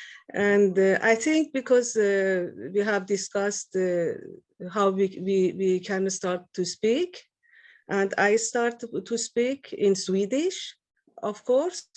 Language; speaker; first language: English; non-native, learner; Persian